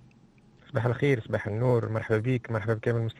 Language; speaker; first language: Arabic; native; Arabic